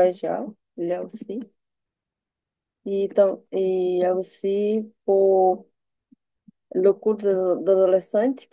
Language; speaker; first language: French; non-native, learner; Portuguese